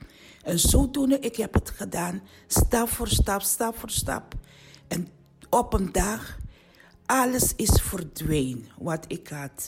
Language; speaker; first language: Dutch; non-native, learner; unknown